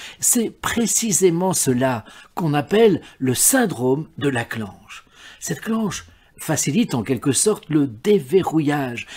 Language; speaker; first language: French; native; French